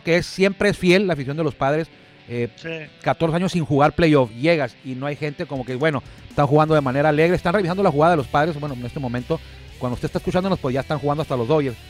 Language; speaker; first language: Spanish; native; Spanish